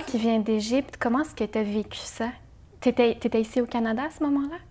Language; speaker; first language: French; native; French